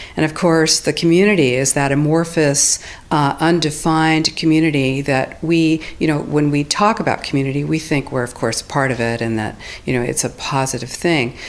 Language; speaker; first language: English; native; English